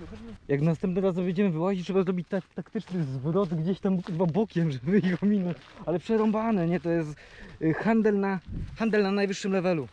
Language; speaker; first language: Polish; native; Polish